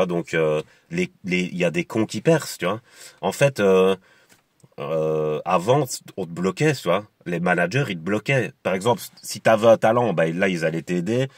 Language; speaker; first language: French; native; French